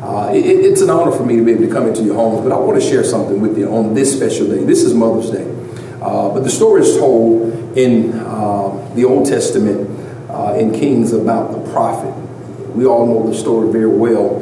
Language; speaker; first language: English; native; English